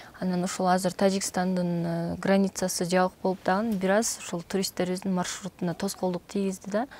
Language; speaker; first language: Kyrgyz; native; Kyrgyz